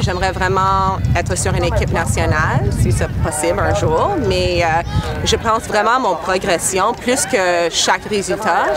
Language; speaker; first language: French; non-native, local second language; English